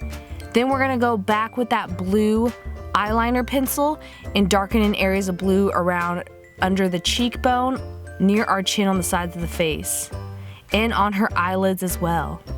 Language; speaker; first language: English; native; English